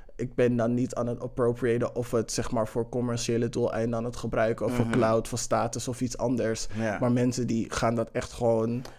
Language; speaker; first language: Dutch; early bilingual, other home language; English